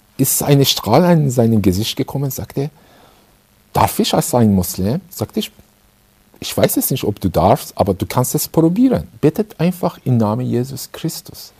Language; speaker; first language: German; non-native, fluent; Persian